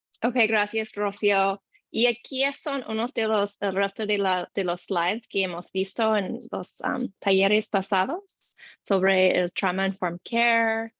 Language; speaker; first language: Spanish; non-native, learner; English